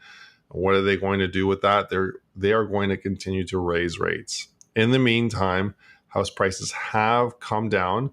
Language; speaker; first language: English; native; English